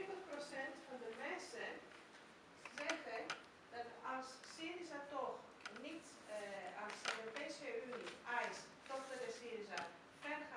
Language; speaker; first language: Dutch; non-native, fluent; Greek